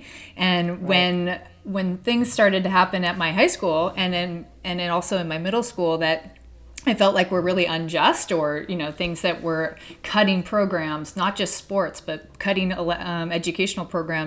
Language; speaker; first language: English; native; English